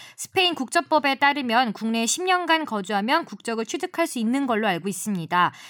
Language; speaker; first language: Korean; native; Korean